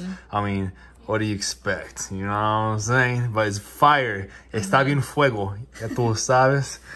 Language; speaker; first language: English; early bilingual, other home language; Spanish